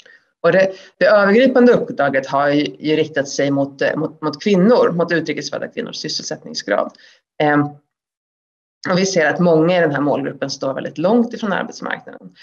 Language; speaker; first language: Swedish; native; Swedish